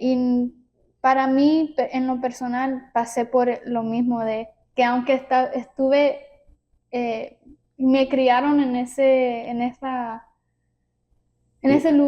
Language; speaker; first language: Spanish; early bilingual, heritage; Spanish